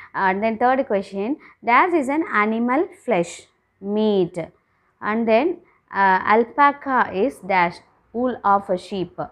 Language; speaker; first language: English; non-native, local second language; Tamil